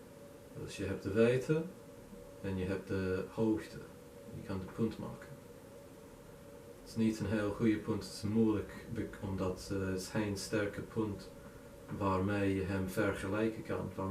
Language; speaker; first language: Dutch; non-native, learner; English